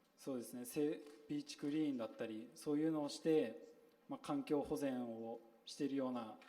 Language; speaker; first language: Japanese; native; Japanese